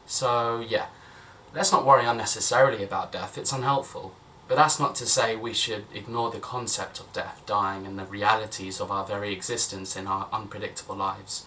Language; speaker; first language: English; native; English